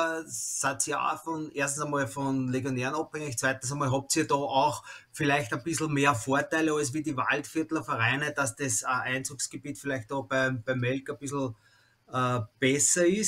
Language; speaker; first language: German; native; German